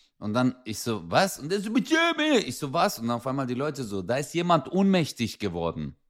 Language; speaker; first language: German; early bilingual, other home language; Turkish